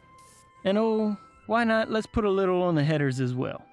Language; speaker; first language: English; native; English